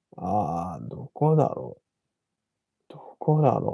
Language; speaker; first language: Japanese; early bilingual, other home language; English